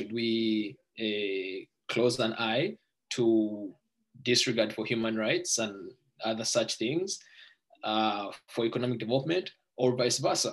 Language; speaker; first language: English; non-native, local second language; Ganda